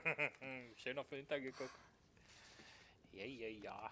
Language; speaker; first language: German; native; German